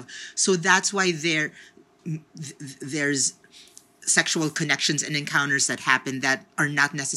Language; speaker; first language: English; non-native, local second language; Filipino